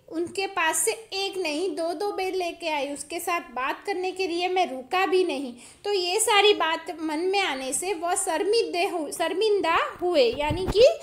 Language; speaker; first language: Hindi; non-native, local second language; Gujarati